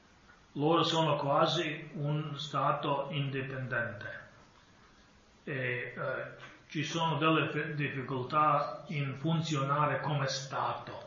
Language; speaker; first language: Italian; non-native, fluent; Croatian